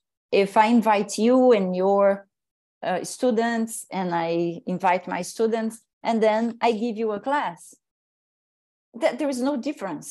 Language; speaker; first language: English; non-native, fluent; Portuguese